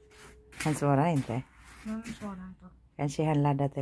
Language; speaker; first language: Swedish; non-native, learner; Filipino